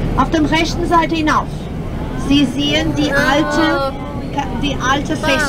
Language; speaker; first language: German; non-native, fluent; Portuguese